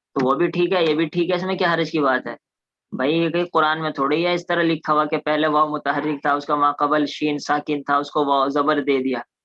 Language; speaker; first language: Urdu; native; Urdu